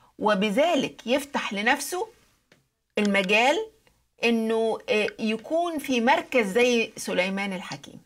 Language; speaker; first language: Arabic; native; Arabic